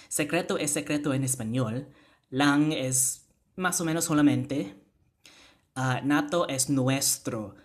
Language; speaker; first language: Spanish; non-native, fluent; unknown